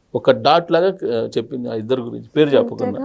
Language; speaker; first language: Telugu; native; Telugu